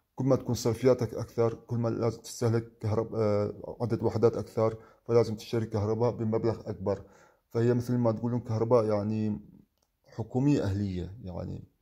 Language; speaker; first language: Arabic; native; Arabic